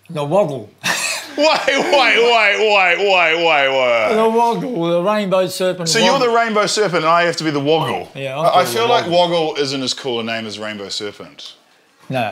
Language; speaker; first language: English; native; English